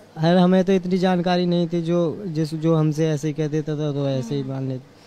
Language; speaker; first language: Hindi; native; Hindi